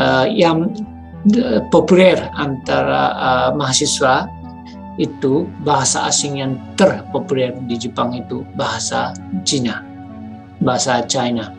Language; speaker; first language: Indonesian; non-native, fluent; Japanese